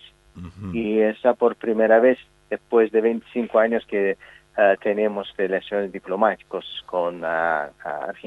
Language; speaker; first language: Spanish; non-native, fluent; Azerbaijani